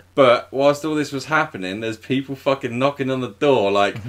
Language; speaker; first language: English; native; English